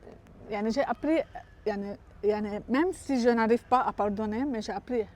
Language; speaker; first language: French; non-native, local second language; Arabic